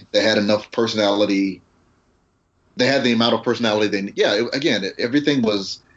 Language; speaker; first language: English; native; English